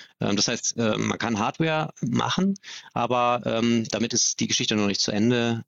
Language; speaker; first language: German; native; German